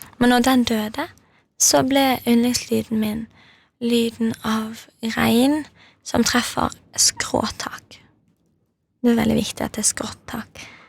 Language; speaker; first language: Norwegian; native; Norwegian